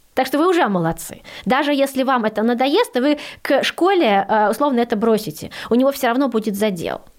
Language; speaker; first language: Russian; early bilingual, heritage; Russian